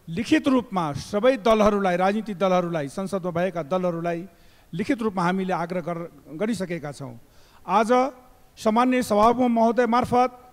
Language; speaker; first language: Nepali; non-native, local second language; Maithili